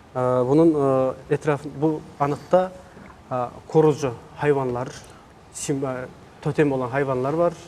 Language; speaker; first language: Turkish; non-native, fluent; Mongolian